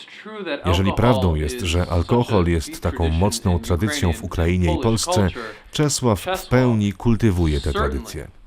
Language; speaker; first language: Polish; non-native, fluent; English